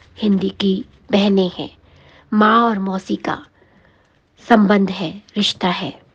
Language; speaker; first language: Hindi; native; Hindi